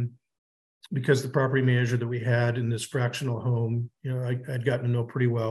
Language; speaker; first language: English; native; English